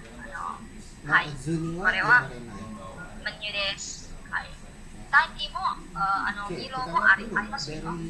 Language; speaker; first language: Japanese; non-native, learner; Indonesian